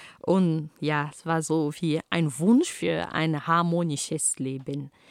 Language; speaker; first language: German; non-native, fluent; Ghomala